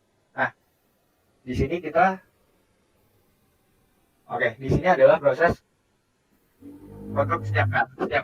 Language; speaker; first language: Indonesian; native; Indonesian